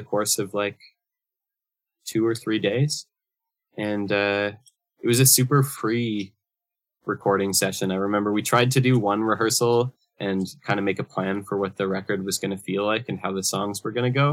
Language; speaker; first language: English; native; English